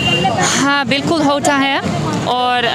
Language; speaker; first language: Hindi; non-native, learner; Dutch